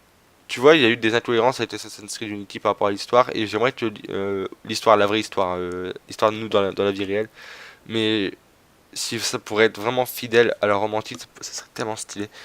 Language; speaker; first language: French; native; French